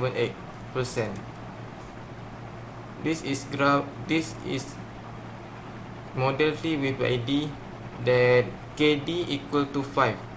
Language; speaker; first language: English; non-native, learner; Malay